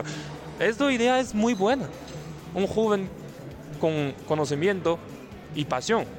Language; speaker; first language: Spanish; non-native, learner; Chinese